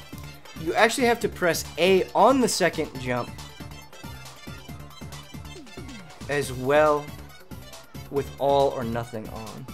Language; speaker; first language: English; native; English